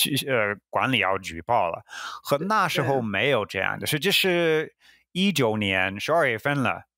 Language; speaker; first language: Chinese; non-native, fluent; English